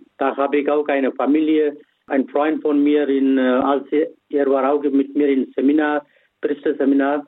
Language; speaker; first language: German; non-native, fluent; Tamil